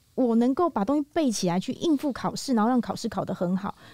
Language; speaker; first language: Chinese; native; Chinese